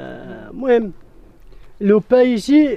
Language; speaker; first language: French; non-native, learner; Central Atlas Tamazight